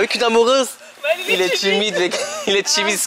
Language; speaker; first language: French; native; French